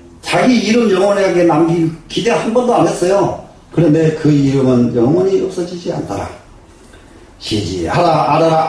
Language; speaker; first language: Korean; native; Korean